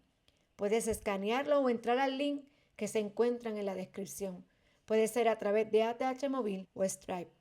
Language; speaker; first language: Spanish; native; Spanish